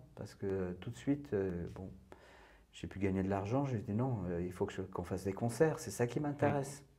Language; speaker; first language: French; non-native, fluent; Persian